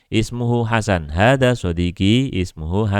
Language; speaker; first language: Arabic; non-native, fluent; Indonesian